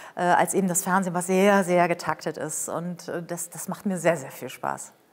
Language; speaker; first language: German; native; German